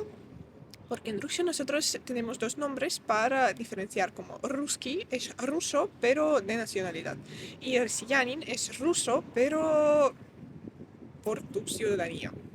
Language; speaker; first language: Spanish; non-native, fluent; Russian